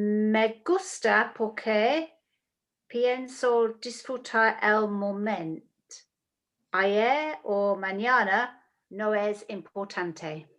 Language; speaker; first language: Spanish; non-native, learner; English